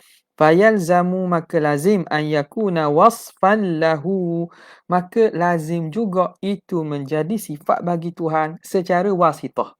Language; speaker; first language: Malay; native; Malay